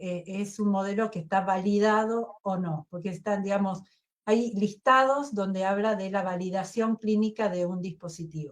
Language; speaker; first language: Spanish; native; Spanish